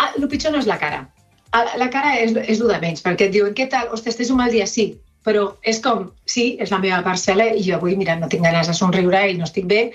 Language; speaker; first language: Catalan; non-native, local second language; Spanish